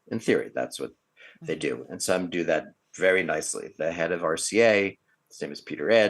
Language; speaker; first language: English; native; English